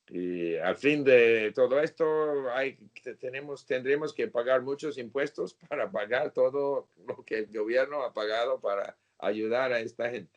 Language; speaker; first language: Spanish; non-native, fluent; English